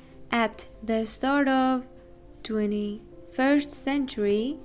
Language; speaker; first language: English; non-native, fluent; Persian